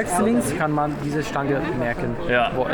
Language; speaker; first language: German; non-native, fluent; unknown